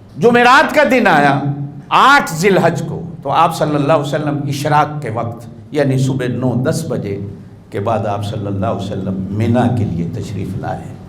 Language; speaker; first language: Urdu; native; Urdu